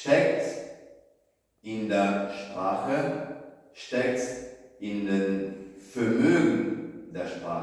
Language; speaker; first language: German; non-native, fluent; Italian